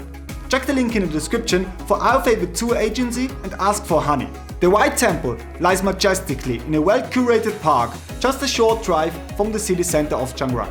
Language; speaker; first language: English; non-native, fluent; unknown